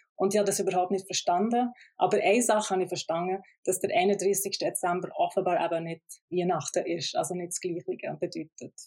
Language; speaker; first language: German; early bilingual, other home language; Albanian